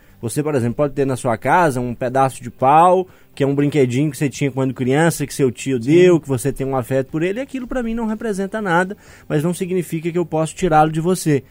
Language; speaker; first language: Portuguese; native; Portuguese